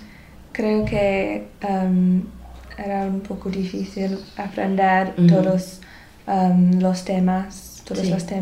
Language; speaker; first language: Spanish; non-native, learner; English